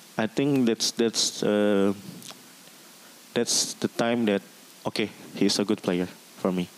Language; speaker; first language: English; non-native, learner; Indonesian